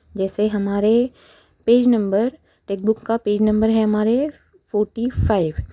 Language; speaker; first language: Hindi; non-native, local second language; Marathi